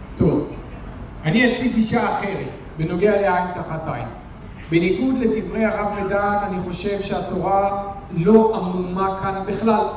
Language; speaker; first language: Hebrew; native; Hebrew